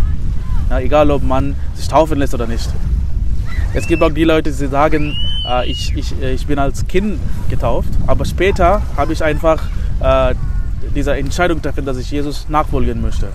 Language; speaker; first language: German; non-native, fluent; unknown